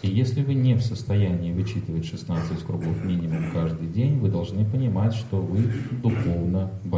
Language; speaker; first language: Russian; native; Russian